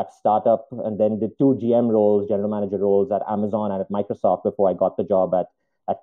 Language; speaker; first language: English; non-native, local second language; Hindi